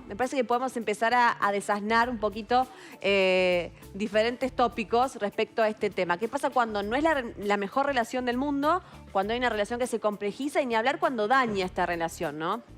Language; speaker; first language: Spanish; native; Spanish